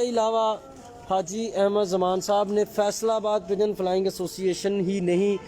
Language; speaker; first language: Urdu; non-native, local second language; Punjabi